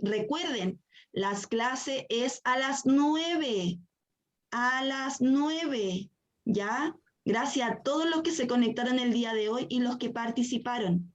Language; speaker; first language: Spanish; native; Spanish